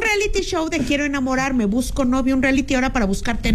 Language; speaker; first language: Spanish; native; Spanish